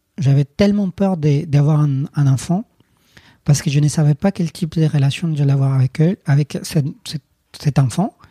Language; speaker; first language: French; non-native, fluent; Spanish